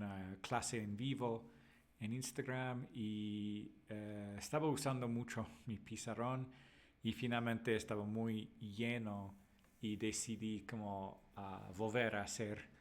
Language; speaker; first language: Spanish; non-native, fluent; English